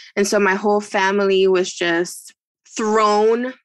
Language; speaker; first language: English; non-native, fluent; Spanish